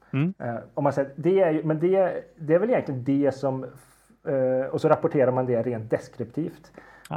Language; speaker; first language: Swedish; native; Swedish